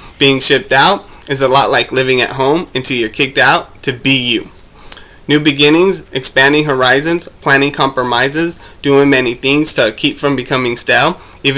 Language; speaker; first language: English; native; English